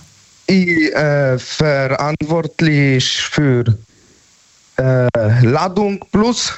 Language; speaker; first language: German; non-native, learner; Polish